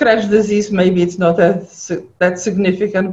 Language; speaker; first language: English; non-native, fluent; Polish